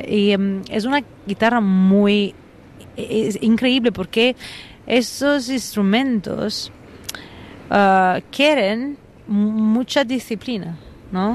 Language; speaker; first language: Spanish; non-native, fluent; Italian